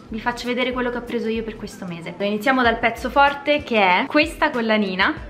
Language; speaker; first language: Italian; native; Italian